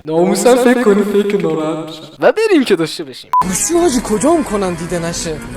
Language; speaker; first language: Persian; native; Persian